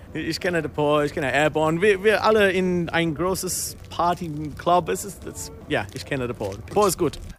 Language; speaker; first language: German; non-native, learner; English